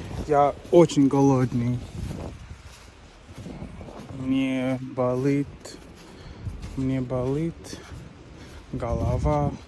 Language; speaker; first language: Russian; non-native, learner; English